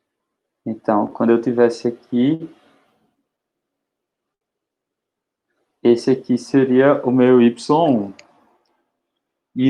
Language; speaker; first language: Portuguese; native; Portuguese